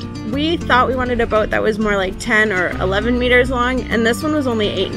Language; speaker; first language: English; native; English